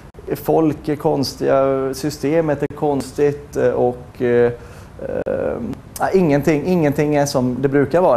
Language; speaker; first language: Swedish; native; Swedish